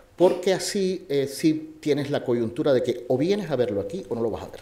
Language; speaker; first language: Spanish; native; Spanish